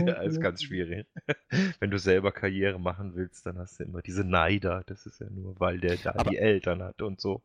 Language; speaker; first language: German; native; German